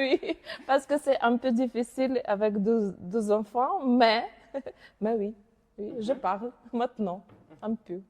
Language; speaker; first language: French; non-native, learner; Ukrainian